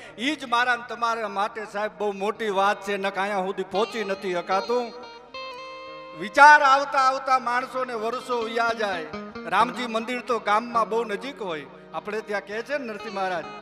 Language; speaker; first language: Gujarati; native; Gujarati